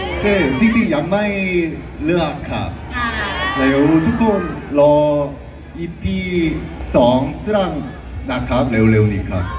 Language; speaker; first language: Thai; non-native, learner; Korean